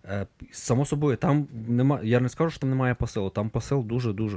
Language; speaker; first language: Ukrainian; native; Ukrainian